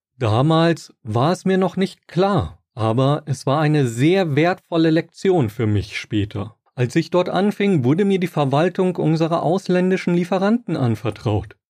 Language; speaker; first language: German; native; German